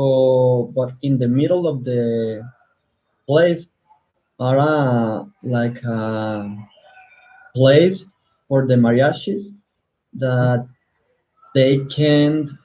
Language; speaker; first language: English; non-native, learner; Spanish